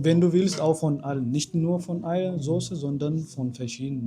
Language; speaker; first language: German; non-native, fluent; Amharic